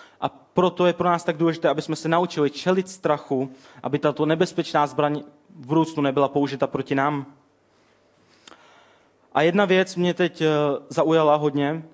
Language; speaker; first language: Czech; native; Czech